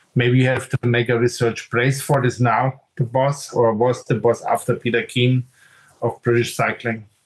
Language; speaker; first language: English; non-native, fluent; German